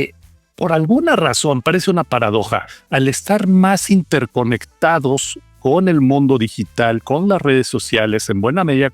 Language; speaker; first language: Spanish; native; Spanish